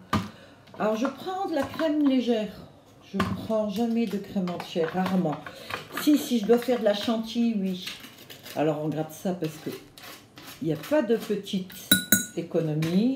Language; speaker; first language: French; native; French